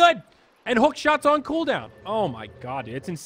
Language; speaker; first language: English; native; English